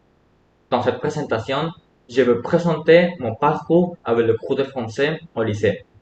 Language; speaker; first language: French; non-native, fluent; Spanish